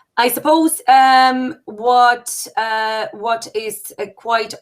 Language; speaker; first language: English; non-native, fluent; Polish